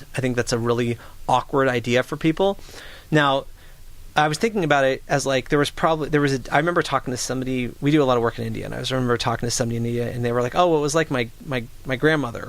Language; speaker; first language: English; native; English